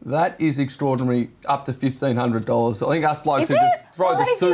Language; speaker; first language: English; native; English